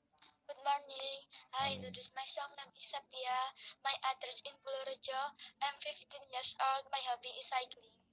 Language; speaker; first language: English; non-native, learner; Indonesian